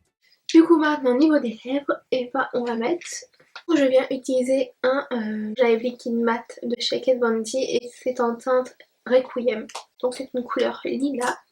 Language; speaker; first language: French; native; French